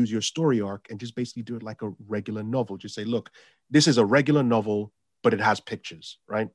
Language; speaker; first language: English; non-native, local second language; Yoruba